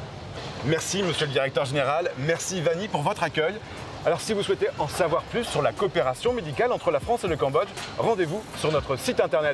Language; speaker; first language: French; native; French